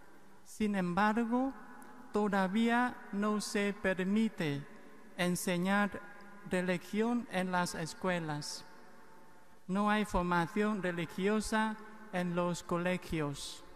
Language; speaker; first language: Spanish; non-native, fluent; Vietnamese